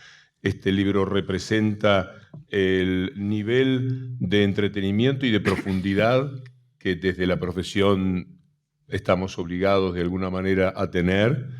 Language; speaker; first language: Spanish; native; Spanish